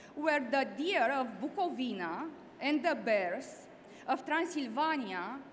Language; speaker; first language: English; non-native, learner; Romanian